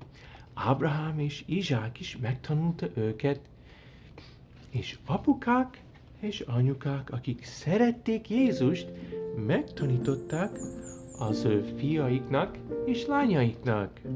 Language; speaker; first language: Hungarian; early bilingual, heritage; Hungarian